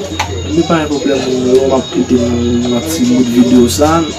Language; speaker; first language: French; non-native, learner; Haitian Creole